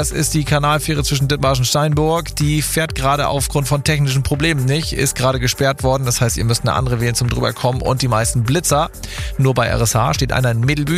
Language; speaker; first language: German; native; German